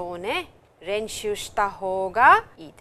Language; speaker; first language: Japanese; non-native, fluent; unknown